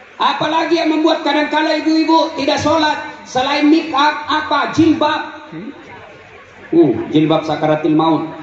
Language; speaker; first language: Indonesian; non-native, local second language; Buginese